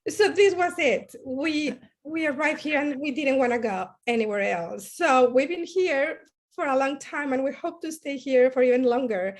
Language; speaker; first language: English; non-native, fluent; Spanish